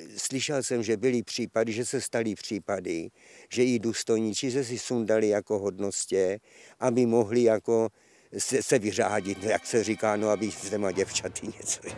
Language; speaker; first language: Czech; early bilingual, heritage; Czech